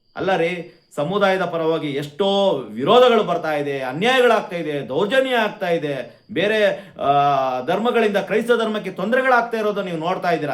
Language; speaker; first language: Kannada; non-native, local second language; Konkani